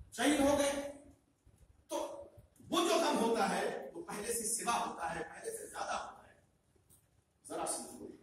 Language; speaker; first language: Urdu; native; Urdu